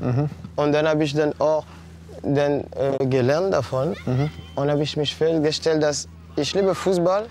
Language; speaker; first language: German; non-native, fluent; French